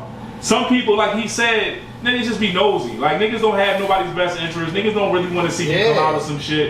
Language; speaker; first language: English; native; English